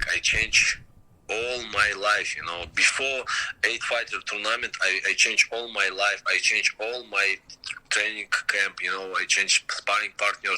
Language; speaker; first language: English; non-native, learner; Russian